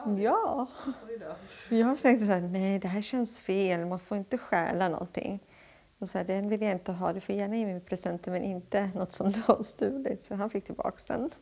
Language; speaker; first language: Swedish; early bilingual, other home language; Arabic